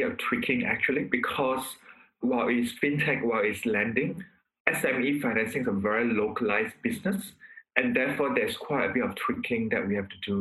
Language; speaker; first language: English; non-native, local second language; Chinese